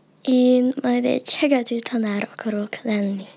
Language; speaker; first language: Hungarian; early bilingual, other home language; Chinese